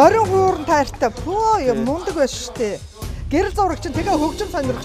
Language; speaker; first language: Mongolian; native; Mongolian